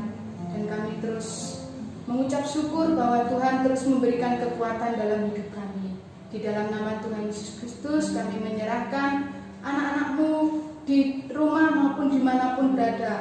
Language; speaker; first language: Indonesian; native; Indonesian